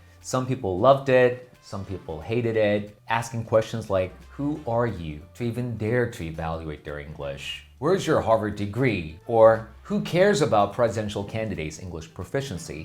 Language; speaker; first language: English; non-native, fluent; Korean